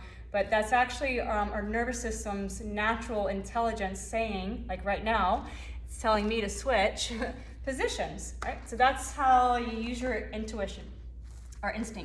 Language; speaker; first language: English; native; English